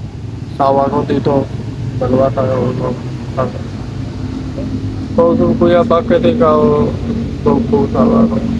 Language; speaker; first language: Filipino; non-native, learner; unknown